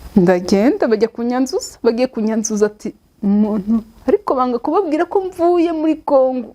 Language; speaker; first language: Kinyarwanda; native; Kinyarwanda